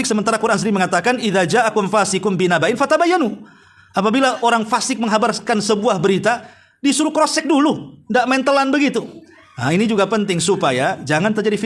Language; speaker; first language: Indonesian; native; Indonesian